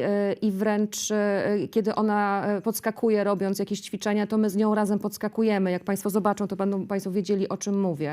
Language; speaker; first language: Polish; native; Polish